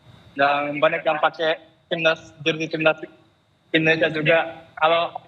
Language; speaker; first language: Indonesian; non-native, fluent; Japanese